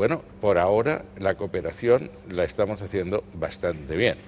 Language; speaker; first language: Spanish; native; Spanish